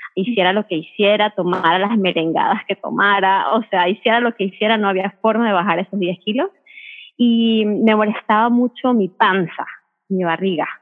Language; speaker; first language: Spanish; native; Spanish